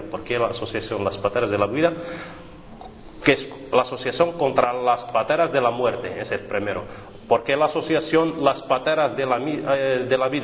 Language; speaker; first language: Spanish; non-native, fluent; Arabic